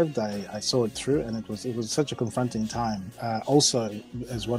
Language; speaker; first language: English; non-native, local second language; Shona